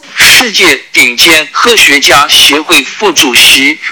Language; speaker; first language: Chinese; native; Chinese